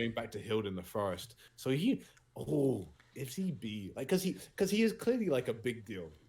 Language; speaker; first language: English; native; English